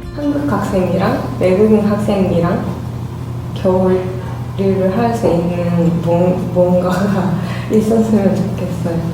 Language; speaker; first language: Korean; non-native, fluent; Japanese